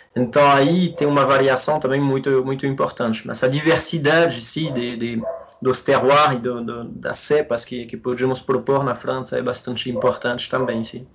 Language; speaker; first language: Portuguese; non-native, fluent; French